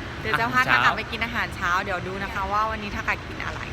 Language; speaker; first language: Thai; native; Thai